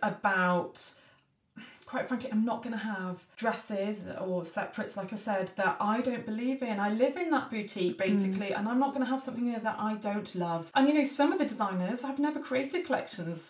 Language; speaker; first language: English; native; English